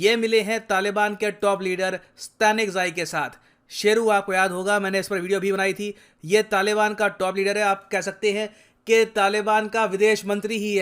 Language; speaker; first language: Hindi; native; Hindi